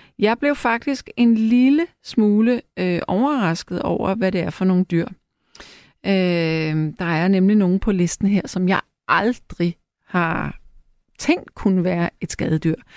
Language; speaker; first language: Danish; native; Danish